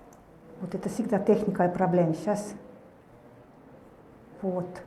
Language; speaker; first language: Russian; non-native, fluent; Finnish